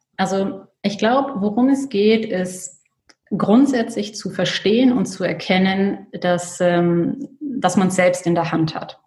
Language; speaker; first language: German; native; German